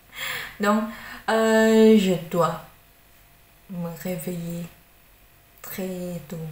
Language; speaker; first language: French; non-native, learner; Malay